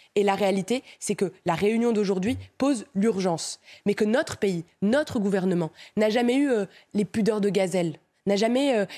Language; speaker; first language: French; native; French